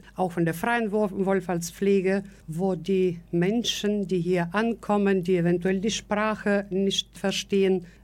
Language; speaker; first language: German; non-native, fluent; Bulgarian